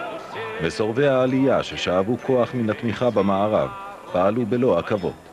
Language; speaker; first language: Hebrew; native; Hebrew